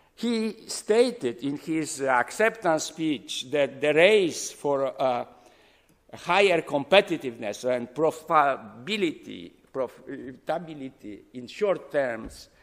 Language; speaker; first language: English; non-native, fluent; Polish